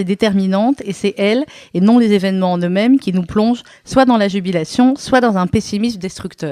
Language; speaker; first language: French; native; French